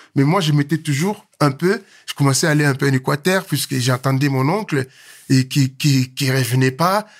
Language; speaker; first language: French; non-native, local second language; Lingala